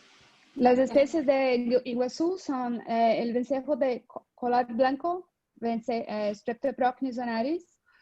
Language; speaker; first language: Spanish; non-native, fluent; Portuguese